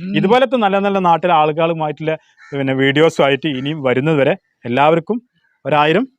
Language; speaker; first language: Malayalam; native; Malayalam